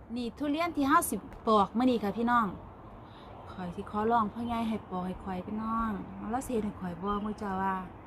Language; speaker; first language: Thai; native; Thai